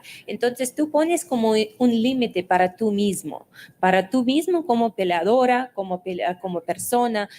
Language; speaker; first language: Spanish; non-native, fluent; Russian